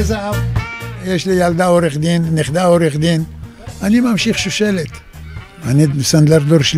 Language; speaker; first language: Hebrew; non-native, fluent; Russian